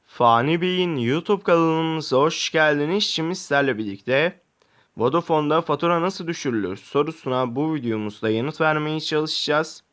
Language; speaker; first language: Turkish; native; Turkish